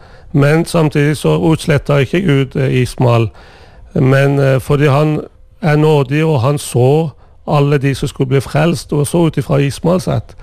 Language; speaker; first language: Swedish; non-native, fluent; Persian